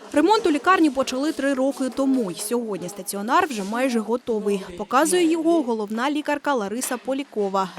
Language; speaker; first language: Ukrainian; native; Ukrainian